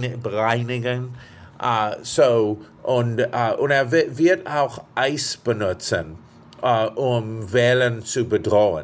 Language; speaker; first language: German; non-native, fluent; English